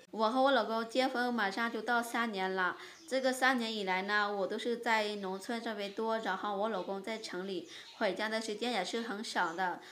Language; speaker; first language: Chinese; non-native, fluent; Lao